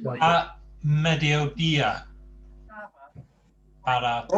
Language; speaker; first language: Spanish; non-native, fluent; English